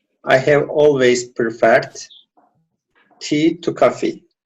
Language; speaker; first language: English; non-native, fluent; Turkish